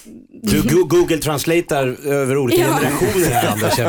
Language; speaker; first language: Swedish; native; Swedish